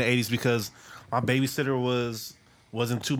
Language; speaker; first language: English; native; English